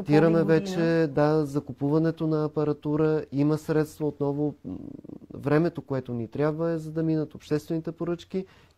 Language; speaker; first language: Bulgarian; native; Bulgarian